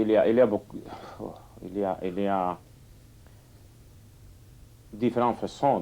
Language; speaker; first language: French; non-native, fluent; Catalan